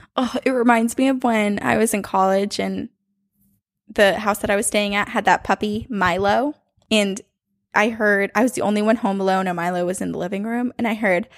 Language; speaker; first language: English; native; English